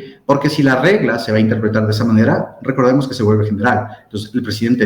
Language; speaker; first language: Spanish; native; Spanish